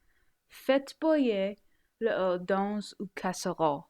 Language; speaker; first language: French; non-native, learner; English